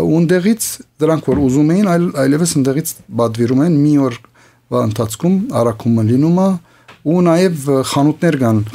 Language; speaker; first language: Armenian; early bilingual, heritage; Armenian